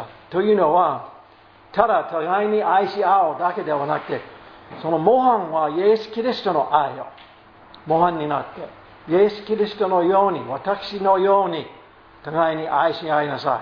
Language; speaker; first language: Japanese; non-native, fluent; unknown